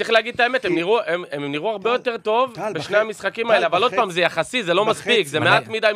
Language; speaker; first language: Hebrew; native; Hebrew